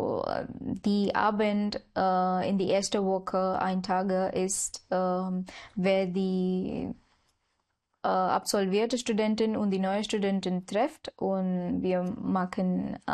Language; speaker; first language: German; non-native, learner; Marathi